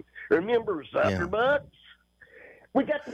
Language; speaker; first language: English; native; English